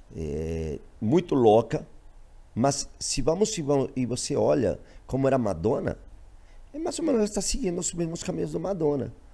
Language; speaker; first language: Portuguese; non-native, fluent; Spanish